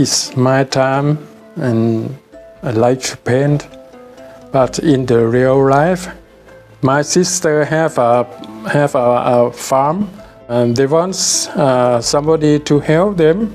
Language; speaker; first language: English; non-native, learner; Thai